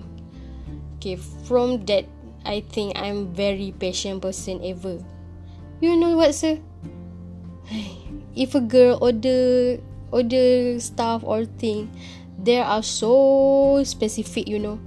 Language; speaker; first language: English; non-native, local second language; Malay